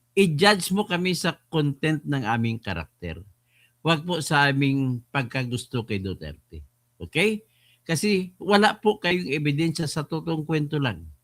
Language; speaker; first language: Filipino; non-native, local second language; Hiligaynon